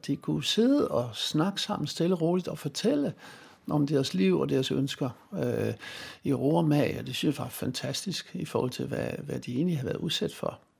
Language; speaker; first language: Danish; non-native, fluent; Dutch